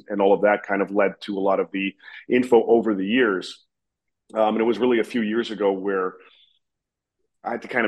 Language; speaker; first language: English; native; English